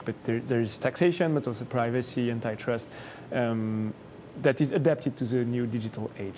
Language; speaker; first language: English; non-native, fluent; French